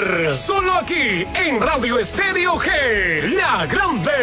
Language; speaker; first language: Spanish; native; Spanish